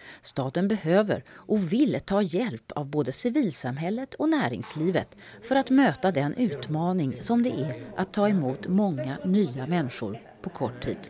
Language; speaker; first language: Swedish; native; Swedish